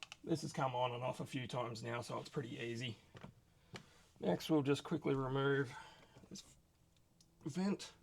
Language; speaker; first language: English; native; English